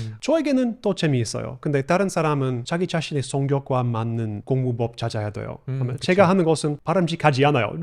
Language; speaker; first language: Korean; non-native, fluent; English